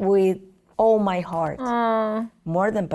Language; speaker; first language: English; non-native, learner; Spanish